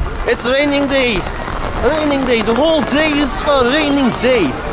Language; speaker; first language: English; non-native, learner; Dutch